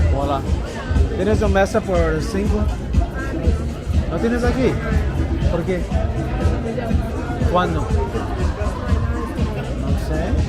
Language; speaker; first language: Spanish; non-native, learner; English